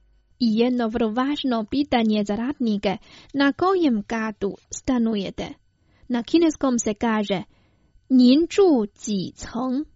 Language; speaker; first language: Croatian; non-native, fluent; Chinese